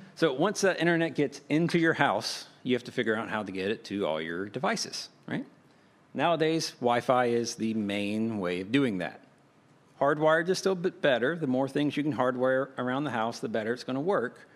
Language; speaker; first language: English; native; English